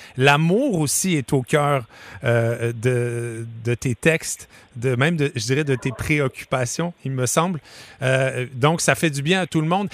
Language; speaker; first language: French; native; French